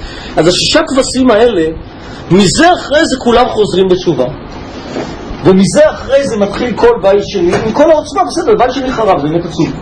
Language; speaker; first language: Hebrew; native; Hebrew